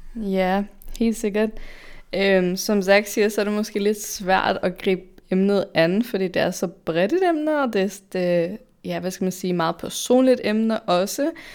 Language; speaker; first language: Danish; early bilingual, other home language; Arabic